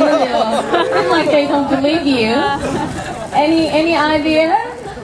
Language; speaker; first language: English; non-native, fluent; Korean